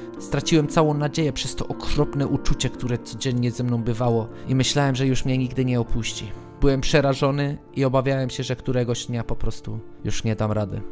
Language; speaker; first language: Polish; early bilingual, heritage; English